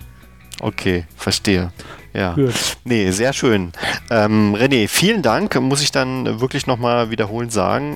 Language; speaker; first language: German; native; German